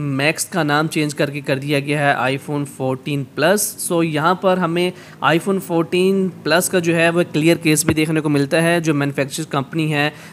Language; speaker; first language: Urdu; native; Urdu